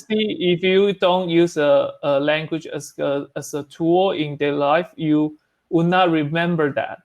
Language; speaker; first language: English; non-native, learner; Chinese